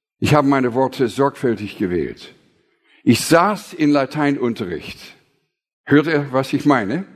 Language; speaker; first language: German; non-native, fluent; English